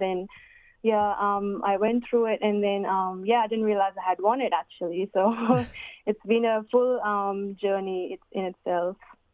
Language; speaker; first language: English; early bilingual, other home language; Hindi